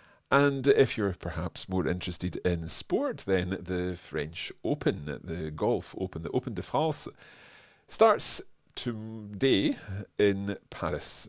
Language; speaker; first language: English; native; English